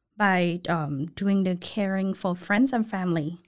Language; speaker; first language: English; non-native, learner; Thai